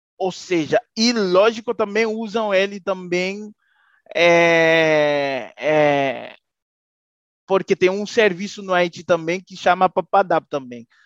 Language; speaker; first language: Portuguese; non-native, fluent; Haitian Creole